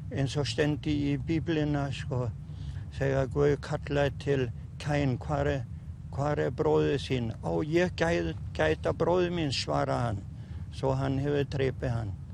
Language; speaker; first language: Icelandic; non-native, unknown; German